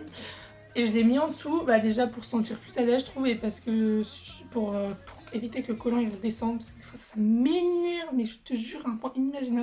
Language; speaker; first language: French; native; French